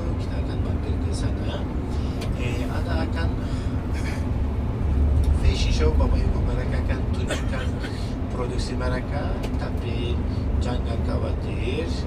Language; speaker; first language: Indonesian; non-native, fluent; Turkish